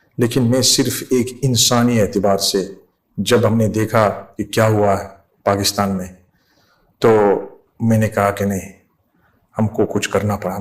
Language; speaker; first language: Urdu; non-native, fluent; English